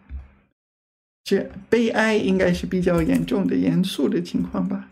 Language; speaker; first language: Chinese; non-native, fluent; English